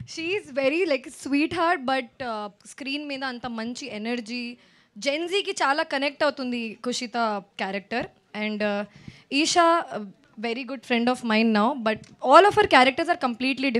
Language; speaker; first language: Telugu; non-native, learner; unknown